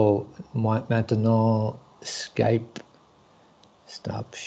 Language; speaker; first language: French; non-native, learner; English